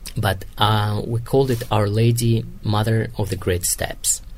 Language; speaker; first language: English; non-native, fluent; Kazakh